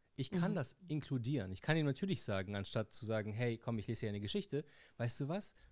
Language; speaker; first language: German; early bilingual, heritage; Arabic